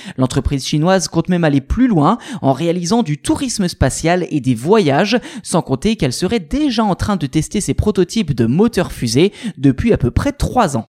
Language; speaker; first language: French; native; French